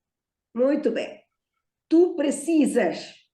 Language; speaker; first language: Portuguese; non-native, fluent; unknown